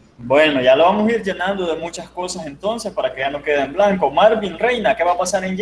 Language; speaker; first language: Spanish; native; Spanish